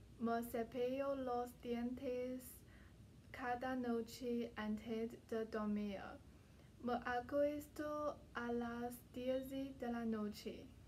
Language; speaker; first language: Spanish; non-native, learner; Chinese